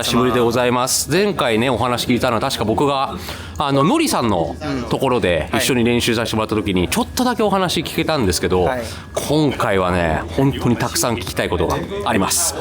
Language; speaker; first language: Japanese; native; Japanese